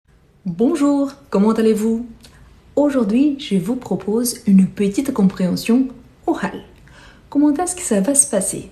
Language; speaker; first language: French; non-native, fluent; Portuguese